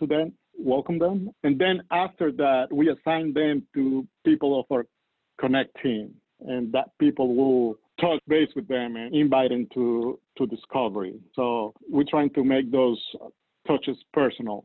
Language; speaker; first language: English; non-native, fluent; Spanish